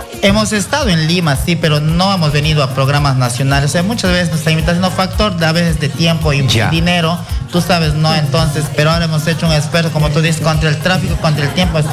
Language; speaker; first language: Spanish; native; Spanish